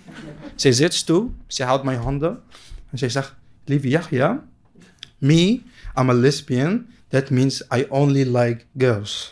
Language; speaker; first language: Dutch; non-native, learner; Arabic